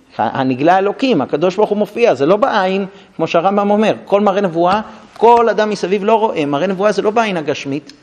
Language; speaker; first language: Hebrew; non-native, fluent; English